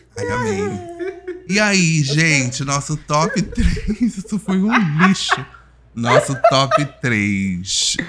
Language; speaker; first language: Portuguese; native; Portuguese